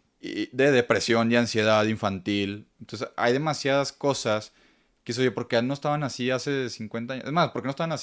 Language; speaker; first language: Spanish; native; Spanish